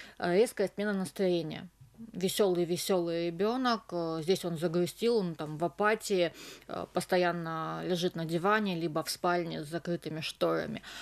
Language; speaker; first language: Russian; native; Russian